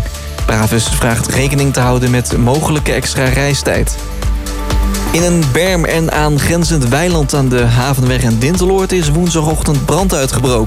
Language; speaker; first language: Dutch; native; Dutch